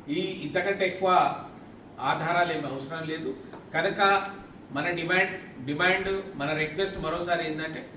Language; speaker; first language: Telugu; non-native, local second language; Lambadi